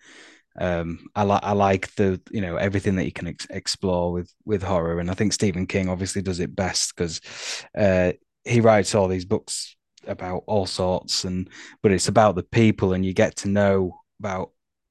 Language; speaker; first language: English; native; English